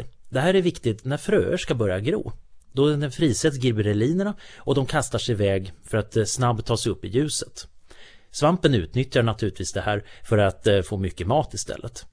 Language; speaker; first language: Swedish; native; Swedish